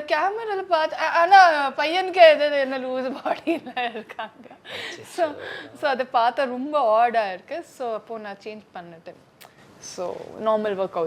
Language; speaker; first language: Tamil; non-native, learner; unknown